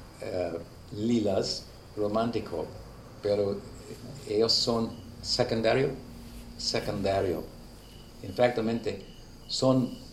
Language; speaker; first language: Spanish; non-native, learner; English